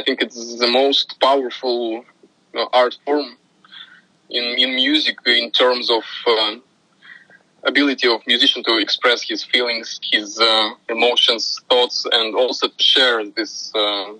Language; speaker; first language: English; non-native, fluent; Russian